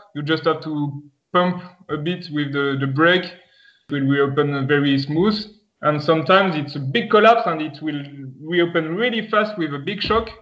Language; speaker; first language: English; non-native, fluent; French